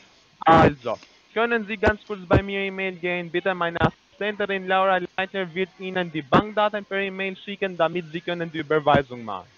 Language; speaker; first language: German; non-native, learner; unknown